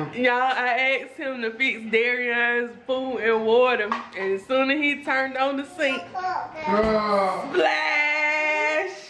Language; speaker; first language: English; native; English